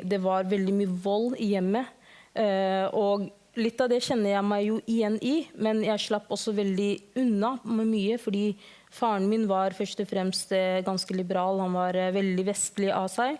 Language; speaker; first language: Norwegian; early bilingual, other home language; Somali